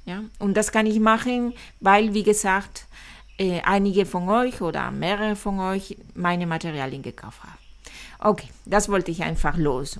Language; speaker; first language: German; non-native, fluent; Spanish